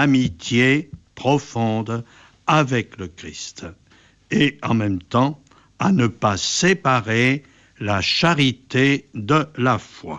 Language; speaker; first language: French; native; French